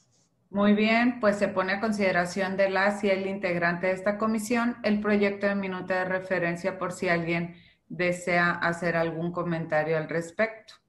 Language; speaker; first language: Spanish; native; Spanish